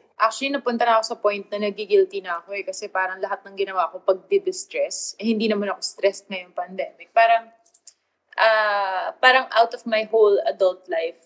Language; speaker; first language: Filipino; native; Filipino